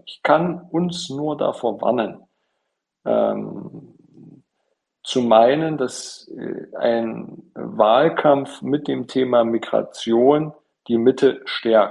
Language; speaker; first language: German; native; German